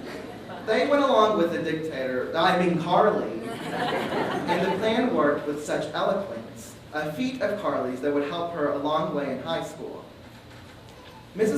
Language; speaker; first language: English; native; English